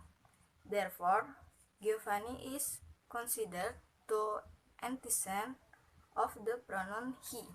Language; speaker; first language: English; non-native, learner; Indonesian